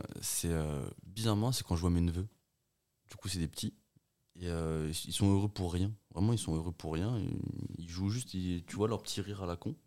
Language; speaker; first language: French; early bilingual, other home language; Portuguese